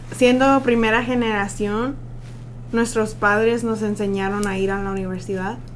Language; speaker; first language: Spanish; early bilingual, heritage; Spanish